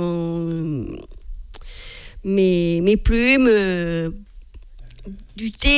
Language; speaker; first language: French; native; French